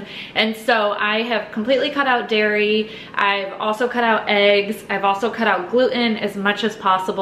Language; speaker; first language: English; native; English